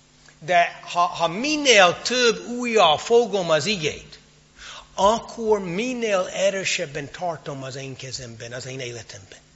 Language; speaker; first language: Hungarian; non-native, fluent; English